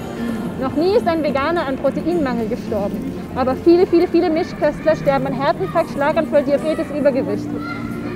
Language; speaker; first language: German; native; German